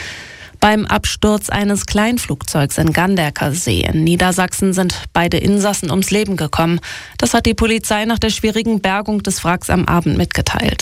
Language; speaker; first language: German; native; German